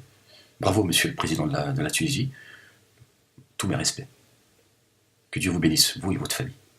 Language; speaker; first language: French; native; French